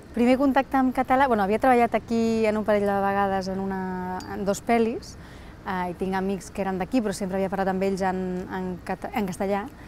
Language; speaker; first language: Catalan; non-native, local second language; Spanish